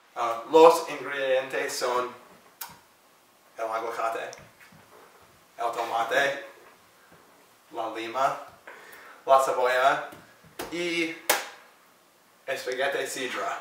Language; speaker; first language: Spanish; non-native, learner; English